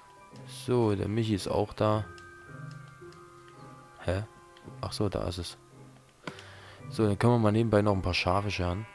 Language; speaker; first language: German; native; German